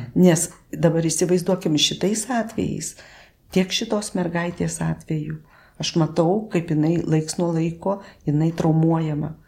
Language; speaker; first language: Lithuanian; native; Lithuanian